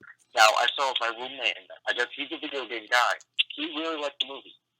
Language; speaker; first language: English; native; English